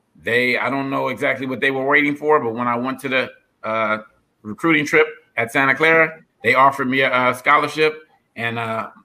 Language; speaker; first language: English; native; English